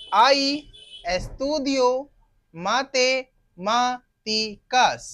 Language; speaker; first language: Spanish; non-native, fluent; Hindi